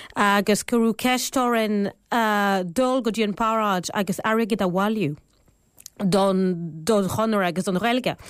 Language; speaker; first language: Irish; non-native, fluent; French